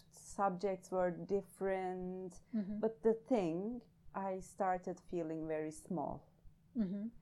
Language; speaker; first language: English; non-native, fluent; Turkish